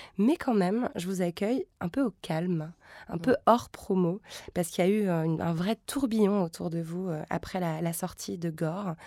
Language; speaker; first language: French; native; French